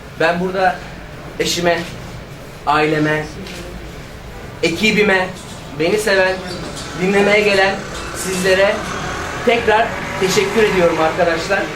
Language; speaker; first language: Turkish; native; Turkish